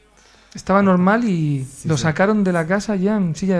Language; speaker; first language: Spanish; native; Spanish